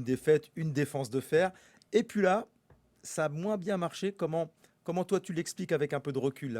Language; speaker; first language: French; native; French